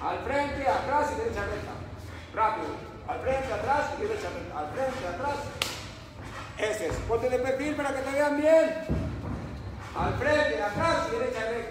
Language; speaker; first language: Spanish; native; Spanish